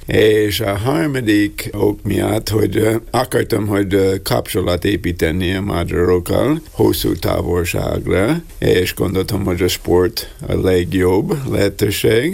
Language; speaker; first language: Hungarian; non-native, learner; English